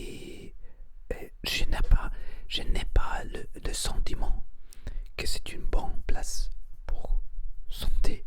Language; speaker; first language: French; non-native, learner; Spanish